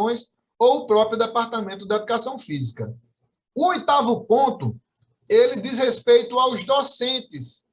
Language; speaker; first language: Portuguese; native; Portuguese